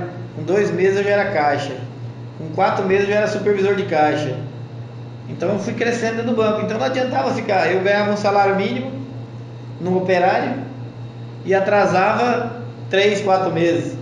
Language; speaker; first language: Portuguese; native; Portuguese